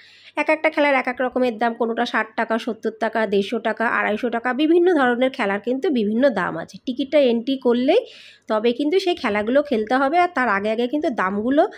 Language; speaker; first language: Bangla; native; Bangla